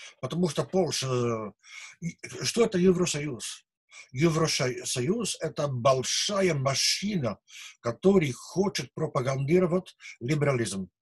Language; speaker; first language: Russian; non-native, learner; Dutch